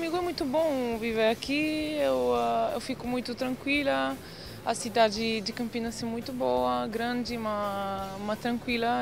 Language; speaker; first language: Portuguese; non-native, learner; Bulgarian